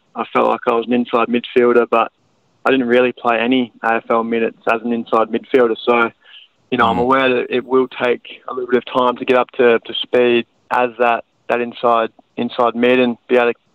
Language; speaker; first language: English; native; English